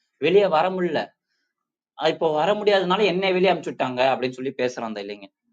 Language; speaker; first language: Tamil; non-native, local second language; Urdu